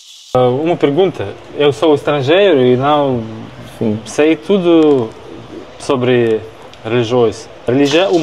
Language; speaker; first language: Portuguese; non-native, learner; Russian